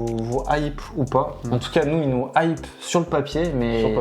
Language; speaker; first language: French; native; French